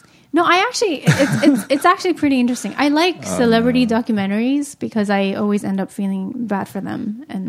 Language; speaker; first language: English; non-native, fluent; Japanese